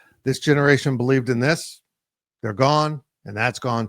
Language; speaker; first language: English; native; English